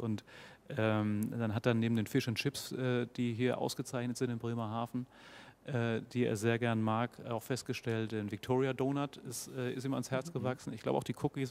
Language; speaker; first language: German; native; German